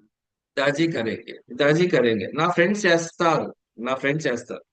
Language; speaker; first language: Hindi; non-native, local second language; Telugu